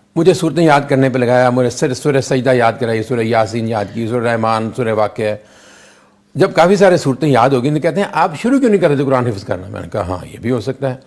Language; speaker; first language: Urdu; non-native, local second language; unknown